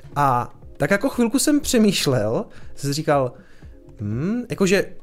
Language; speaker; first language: Czech; native; Czech